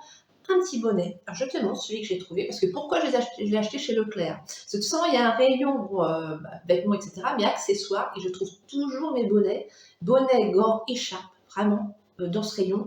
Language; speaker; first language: French; native; French